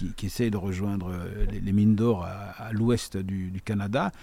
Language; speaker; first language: French; native; French